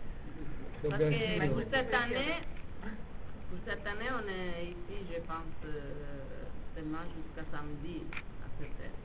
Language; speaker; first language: French; non-native, fluent; Italian